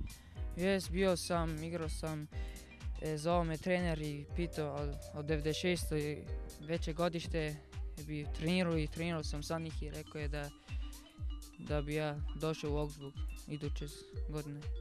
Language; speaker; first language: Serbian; early bilingual, heritage; Bosnian